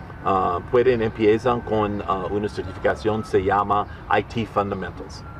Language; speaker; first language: Spanish; non-native, learner; English